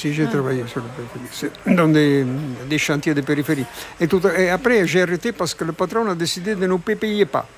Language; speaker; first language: French; non-native, fluent; Italian